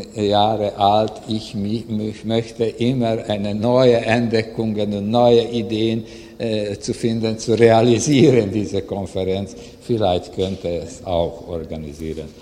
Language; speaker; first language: German; non-native, learner; Hungarian